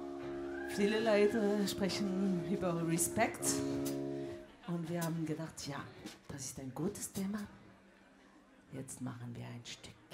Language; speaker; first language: German; non-native, local second language; French